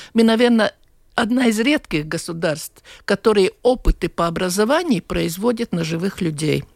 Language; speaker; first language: Russian; non-native, local second language; Latvian